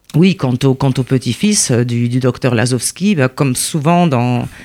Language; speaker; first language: French; non-native, fluent; Polish